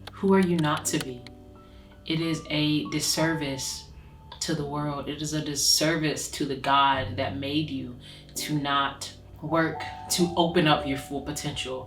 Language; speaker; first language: English; native; English